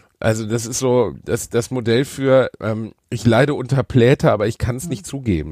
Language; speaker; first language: German; native; German